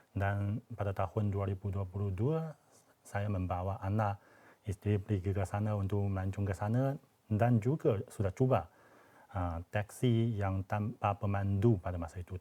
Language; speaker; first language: Malay; non-native, fluent; Chinese